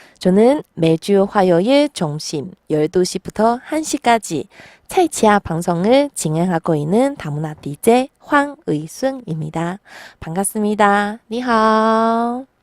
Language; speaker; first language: Korean; non-native, fluent; Chinese